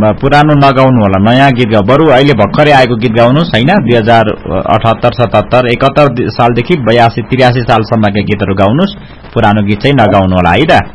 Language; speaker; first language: Nepali; non-native, local second language; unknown